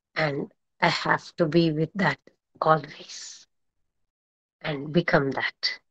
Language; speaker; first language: English; non-native, local second language; Kannada